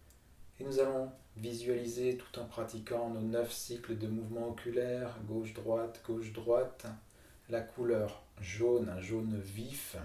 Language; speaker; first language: French; native; French